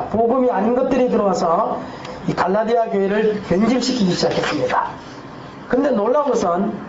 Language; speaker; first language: Korean; native; Korean